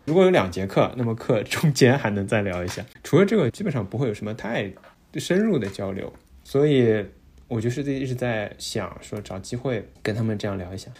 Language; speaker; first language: Chinese; native; Chinese